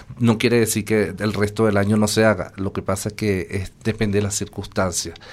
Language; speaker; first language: Spanish; native; Spanish